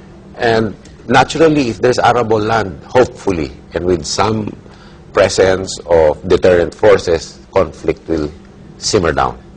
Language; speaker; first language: English; non-native, local second language; Filipino